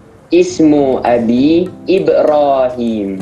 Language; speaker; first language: Arabic; non-native, learner; Malay